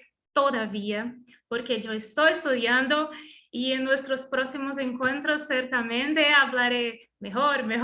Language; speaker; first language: Spanish; non-native, learner; Portuguese